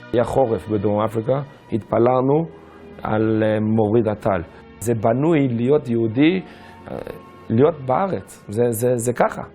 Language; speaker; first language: Hebrew; non-native, fluent; English